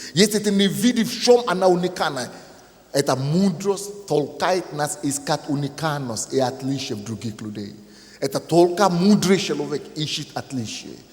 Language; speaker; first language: Russian; non-native, fluent; Yoruba